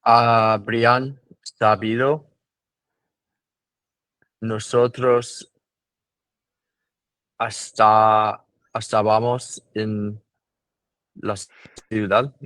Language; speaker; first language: Spanish; non-native, learner; English